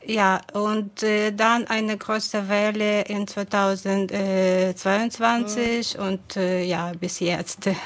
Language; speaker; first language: German; non-native, fluent; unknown